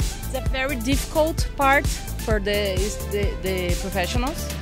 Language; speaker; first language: English; non-native, fluent; Portuguese